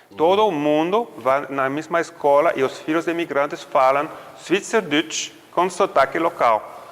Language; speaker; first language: Portuguese; non-native, fluent; French